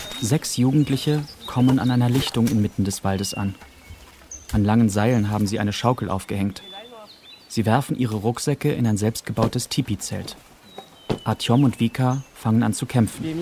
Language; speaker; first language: German; native; German